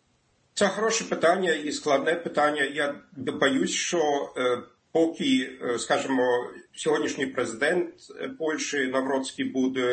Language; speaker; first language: Ukrainian; non-native, fluent; German